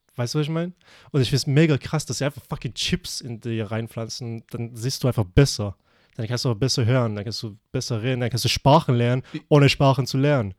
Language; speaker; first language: German; early bilingual, other home language; Persian